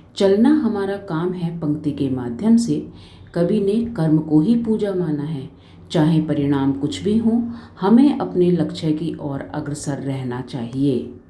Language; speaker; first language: Hindi; native; Hindi